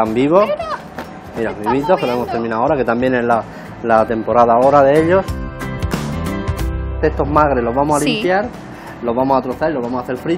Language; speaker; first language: Spanish; native; Spanish